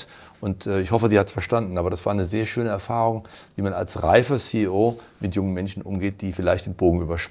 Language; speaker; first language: German; native; German